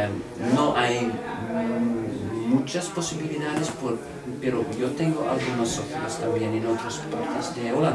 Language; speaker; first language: Spanish; non-native, fluent; Dutch